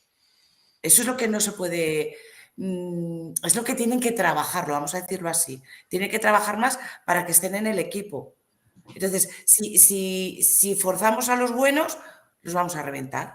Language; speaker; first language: Spanish; native; Spanish